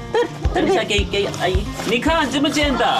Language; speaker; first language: Chinese; non-native, fluent; Turkish